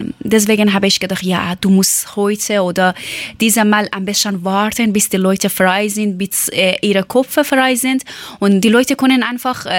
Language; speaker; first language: German; non-native, learner; Persian